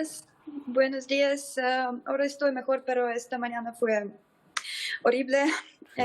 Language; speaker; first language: Spanish; non-native, fluent; Ukrainian